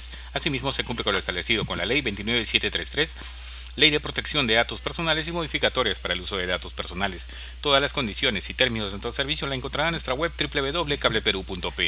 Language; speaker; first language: Spanish; native; Spanish